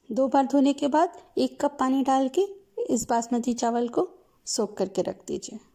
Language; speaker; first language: Hindi; non-native, local second language; Telugu